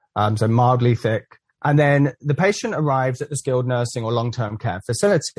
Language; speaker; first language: English; native; English